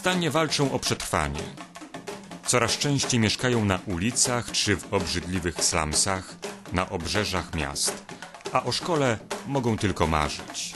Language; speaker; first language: Polish; native; Polish